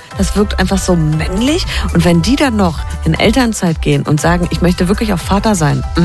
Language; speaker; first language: German; native; German